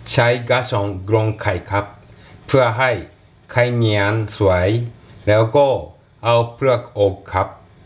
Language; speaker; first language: Thai; non-native, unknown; Japanese